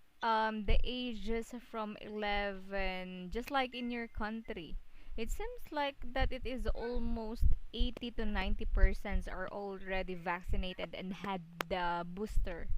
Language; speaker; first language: English; non-native, local second language; Filipino